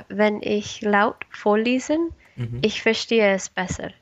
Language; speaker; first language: German; non-native, learner; Spanish